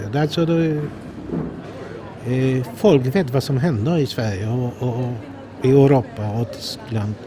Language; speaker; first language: Swedish; non-native, fluent; Polish